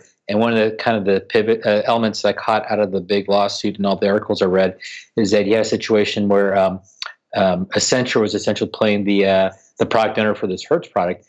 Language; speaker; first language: English; native; English